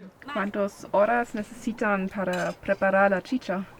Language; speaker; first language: Spanish; non-native, learner; German